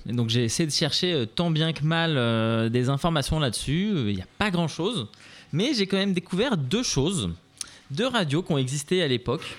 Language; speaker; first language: French; native; French